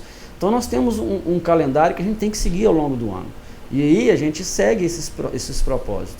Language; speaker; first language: Portuguese; native; Portuguese